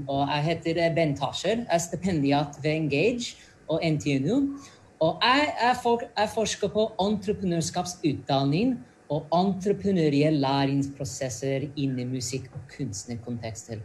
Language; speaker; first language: Norwegian; non-native, fluent; English